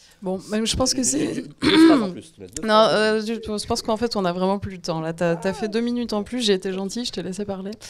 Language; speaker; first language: French; native; French